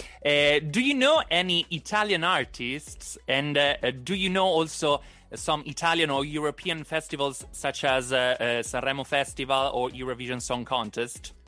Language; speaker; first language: English; non-native, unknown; Italian